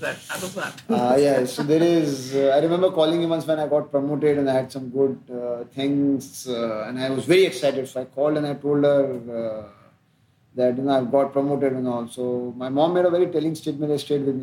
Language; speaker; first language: English; non-native, local second language; Hindi